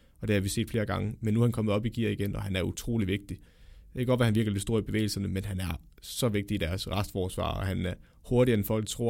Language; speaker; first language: Danish; native; Danish